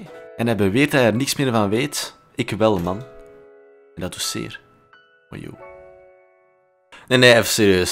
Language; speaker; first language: Dutch; native; Dutch